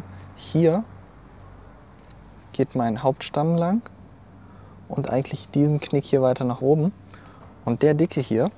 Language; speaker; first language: German; native; German